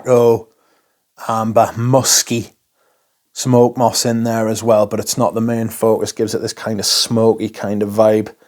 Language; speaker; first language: English; native; English